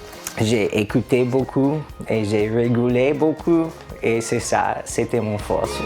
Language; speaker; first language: French; non-native, learner; English